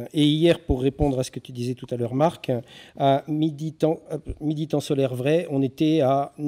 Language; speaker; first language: French; native; French